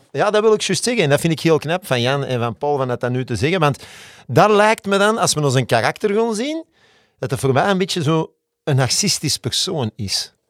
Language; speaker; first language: Dutch; native; Dutch